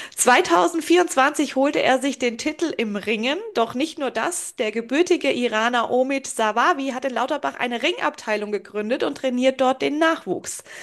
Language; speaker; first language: German; native; German